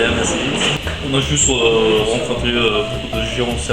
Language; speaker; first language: French; non-native, learner; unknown